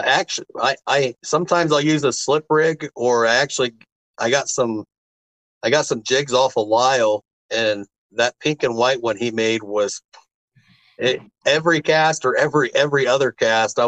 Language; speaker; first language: English; native; English